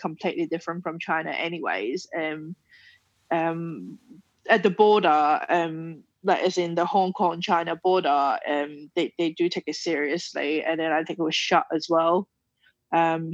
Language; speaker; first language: English; non-native, local second language; Cantonese